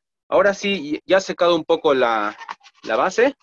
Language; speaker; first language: Portuguese; non-native, learner; Spanish